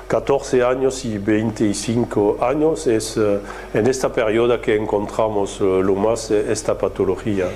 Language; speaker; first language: Spanish; non-native, fluent; French